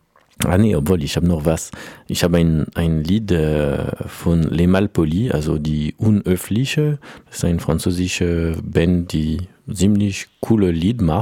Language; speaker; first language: German; non-native, learner; French